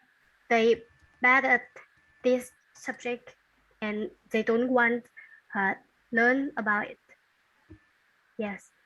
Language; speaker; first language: English; non-native, learner; Vietnamese